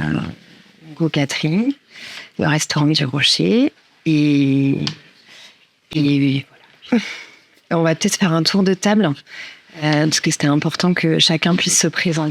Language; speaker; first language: French; native; French